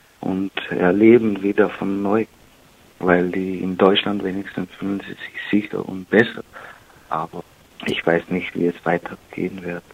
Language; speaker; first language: German; non-native, learner; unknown